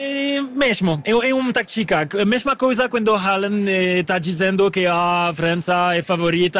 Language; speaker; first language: Portuguese; non-native, learner; French